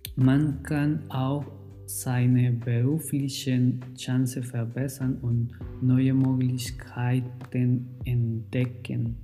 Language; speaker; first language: German; non-native, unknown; Spanish